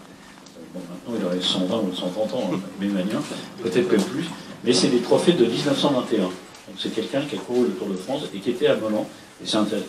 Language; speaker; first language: French; native; French